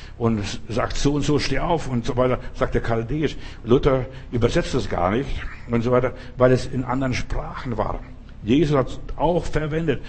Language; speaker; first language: German; non-native, fluent; Lithuanian